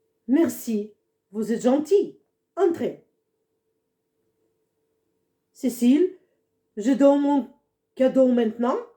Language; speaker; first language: French; non-native, fluent; Russian